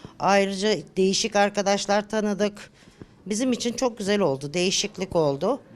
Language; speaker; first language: Turkish; native; Turkish